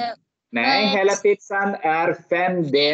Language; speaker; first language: Swedish; non-native, learner; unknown